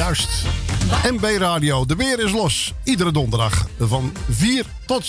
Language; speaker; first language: Dutch; native; Dutch